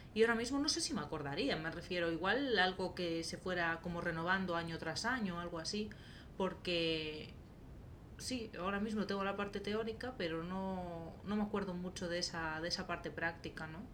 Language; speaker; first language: Spanish; native; Spanish